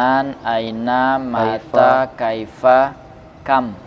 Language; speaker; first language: Arabic; non-native, fluent; Indonesian